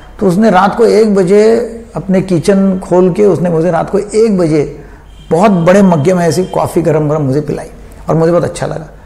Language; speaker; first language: Hindi; non-native, local second language; Marathi